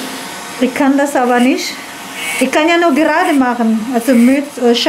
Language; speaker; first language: German; non-native, learner; Filipino